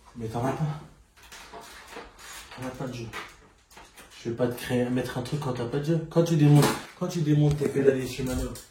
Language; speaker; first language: French; native; French